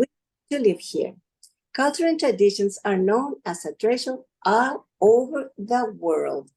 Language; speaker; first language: English; non-native, learner; Spanish